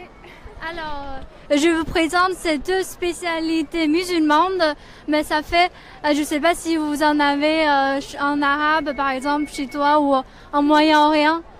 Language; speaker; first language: French; non-native, fluent; Chinese